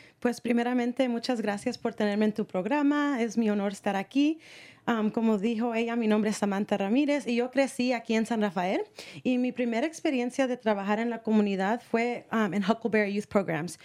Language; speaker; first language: Spanish; early bilingual, heritage; Spanish